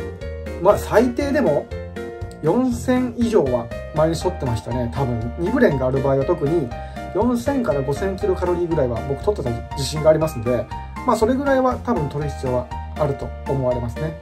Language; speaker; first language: Japanese; native; Japanese